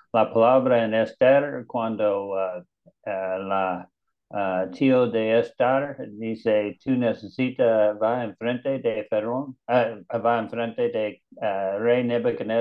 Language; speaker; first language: Spanish; non-native, learner; English